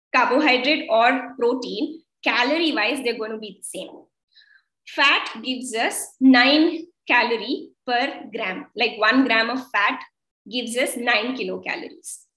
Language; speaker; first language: English; non-native, local second language; Kannada